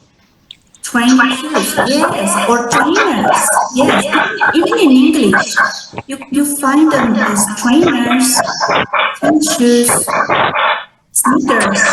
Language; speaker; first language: English; non-native, fluent; Spanish